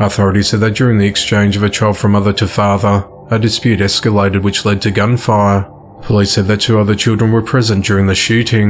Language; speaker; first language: English; native; English